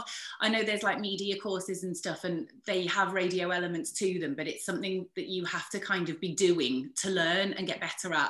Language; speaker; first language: English; native; English